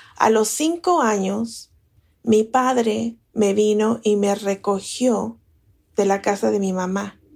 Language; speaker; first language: Spanish; native; Spanish